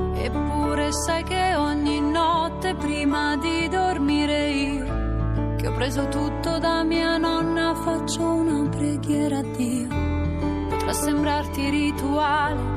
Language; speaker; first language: Italian; native; Italian